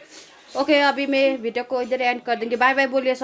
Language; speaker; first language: Hindi; non-native, local second language; Nepali